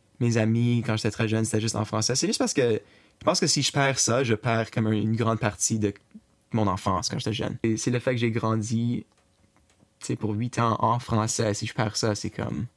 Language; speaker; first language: French; native; French